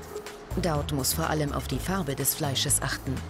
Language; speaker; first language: German; native; German